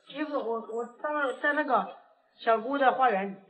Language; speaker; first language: Chinese; native; Chinese